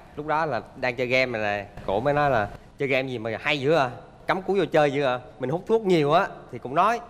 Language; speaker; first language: Vietnamese; native; Vietnamese